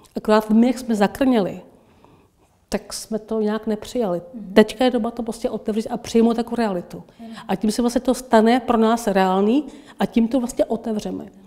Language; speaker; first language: Czech; native; Czech